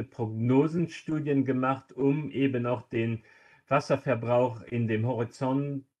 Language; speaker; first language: German; non-native, local second language; Luxembourgish